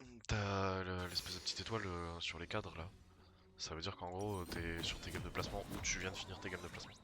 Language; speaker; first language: French; native; French